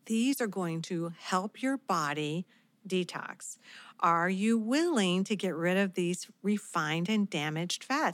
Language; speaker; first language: English; native; English